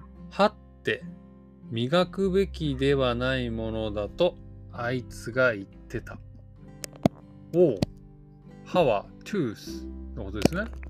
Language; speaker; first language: Japanese; native; Japanese